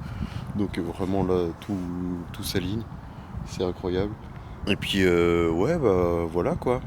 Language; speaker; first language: French; native; French